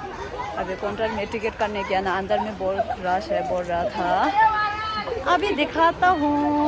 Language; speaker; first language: Hindi; non-native, fluent; Tibetan